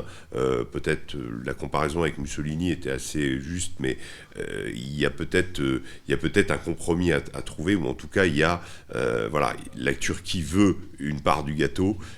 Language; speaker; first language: French; native; French